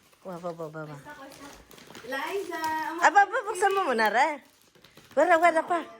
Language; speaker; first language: Italian; non-native, learner; Filipino